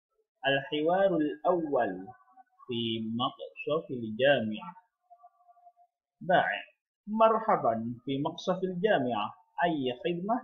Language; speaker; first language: Arabic; non-native, fluent; Indonesian